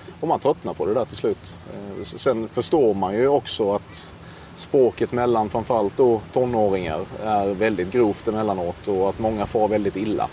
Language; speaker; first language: Swedish; native; Swedish